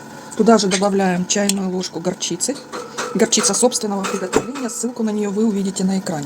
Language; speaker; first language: Russian; native; Russian